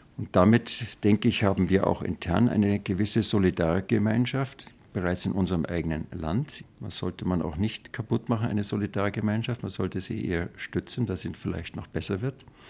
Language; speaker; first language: German; native; German